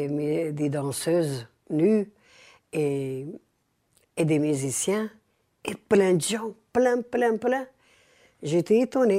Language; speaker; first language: French; early bilingual, other home language; Arabic